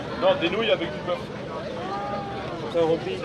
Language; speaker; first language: French; native; French